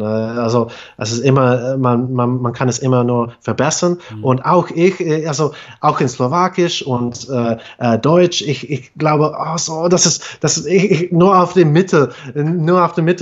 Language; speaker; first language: German; non-native, fluent; English